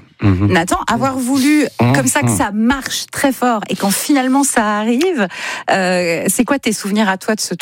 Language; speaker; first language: French; native; French